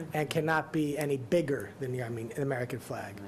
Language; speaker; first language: English; native; English